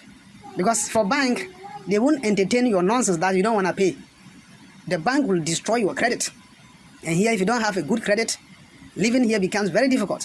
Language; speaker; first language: English; non-native, local second language; Akan